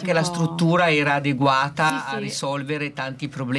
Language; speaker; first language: Italian; native; Italian